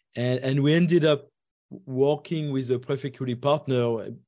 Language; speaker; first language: English; non-native, fluent; French